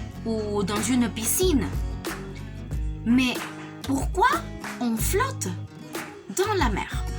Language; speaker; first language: French; non-native, fluent; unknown